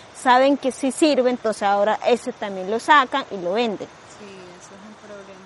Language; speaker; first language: Spanish; non-native, local second language; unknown